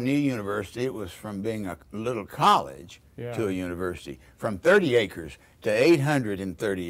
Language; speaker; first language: English; native; English